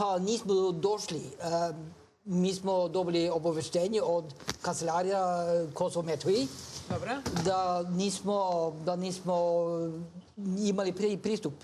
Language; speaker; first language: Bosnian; non-native, fluent; Norwegian